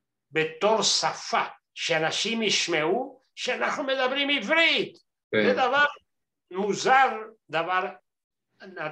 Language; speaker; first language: Hebrew; non-native, fluent; Spanish